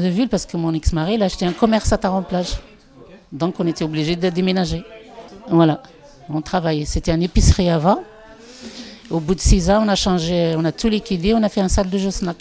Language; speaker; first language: French; non-native, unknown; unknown